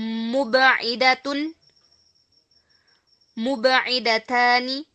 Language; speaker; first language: Arabic; non-native, learner; Indonesian